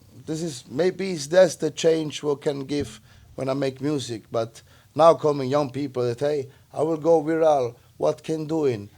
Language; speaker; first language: English; non-native, learner; Italian